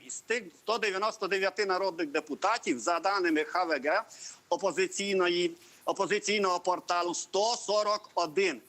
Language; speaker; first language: Ukrainian; non-native, local second language; Hungarian